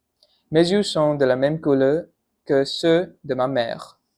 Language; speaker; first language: French; non-native, learner; Punjabi